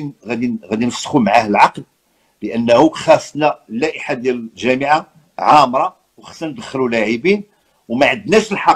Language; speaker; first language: Arabic; native; Arabic